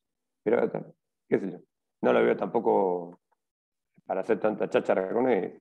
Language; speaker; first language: Spanish; native; Spanish